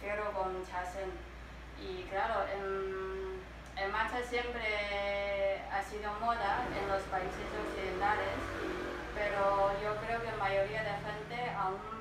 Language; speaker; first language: Spanish; non-native, fluent; Chinese